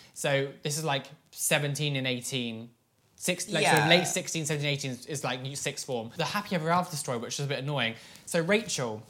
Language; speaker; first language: English; native; English